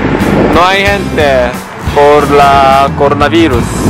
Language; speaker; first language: Spanish; non-native, learner; Korean